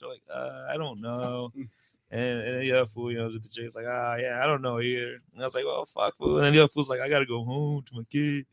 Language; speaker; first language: English; early bilingual, other home language; Spanish